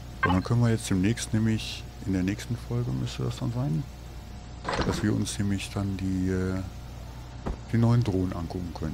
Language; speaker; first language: German; native; German